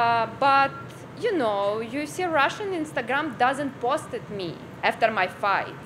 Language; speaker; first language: English; non-native, learner; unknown